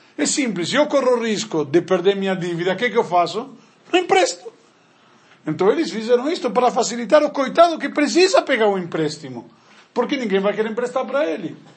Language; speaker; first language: Portuguese; non-native, fluent; Spanish